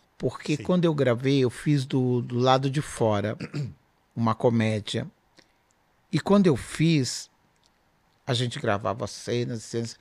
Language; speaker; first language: Portuguese; native; Portuguese